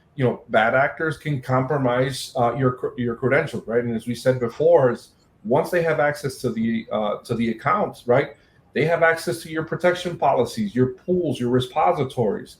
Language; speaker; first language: English; native; English